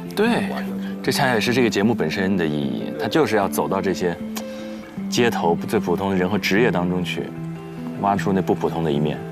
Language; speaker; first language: Chinese; native; Chinese